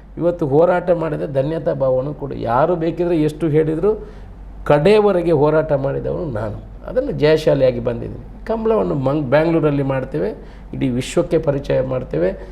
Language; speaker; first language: Kannada; non-native, local second language; Tulu